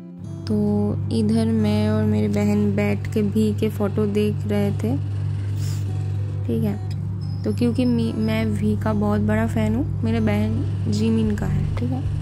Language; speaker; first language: Hindi; non-native, local second language; Bangla